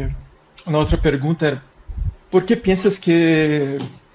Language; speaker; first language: Spanish; non-native, fluent; Portuguese